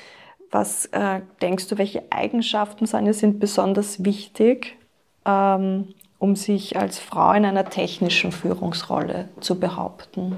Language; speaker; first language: German; native; German